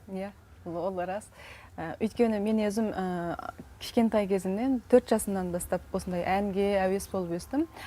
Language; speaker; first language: Kazakh; early bilingual, heritage; Kazakh